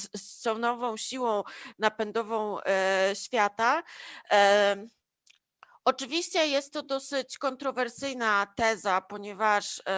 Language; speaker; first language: Polish; native; Polish